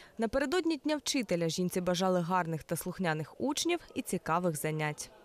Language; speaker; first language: Ukrainian; native; Ukrainian